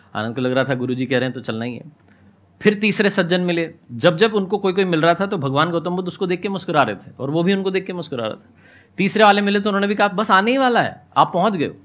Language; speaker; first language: Hindi; native; Hindi